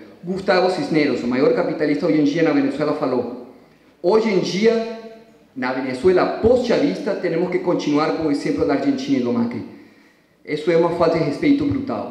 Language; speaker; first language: Portuguese; non-native, fluent; Spanish